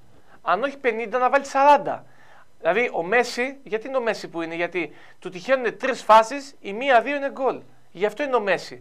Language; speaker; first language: Greek; native; Greek